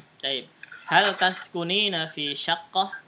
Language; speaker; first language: Arabic; non-native, fluent; Indonesian